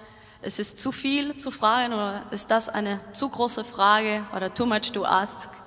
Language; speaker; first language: German; non-native, fluent; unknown